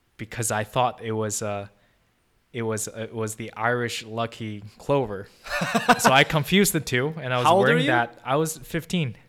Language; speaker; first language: English; non-native, fluent; Chinese